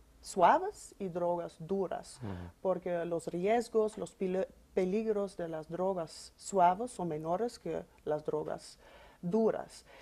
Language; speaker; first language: Spanish; non-native, fluent; Dutch